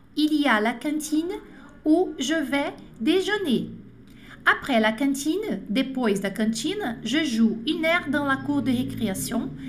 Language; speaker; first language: French; non-native, fluent; Portuguese